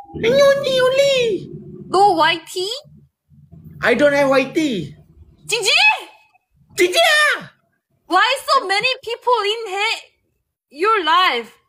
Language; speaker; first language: English; non-native, learner; Malay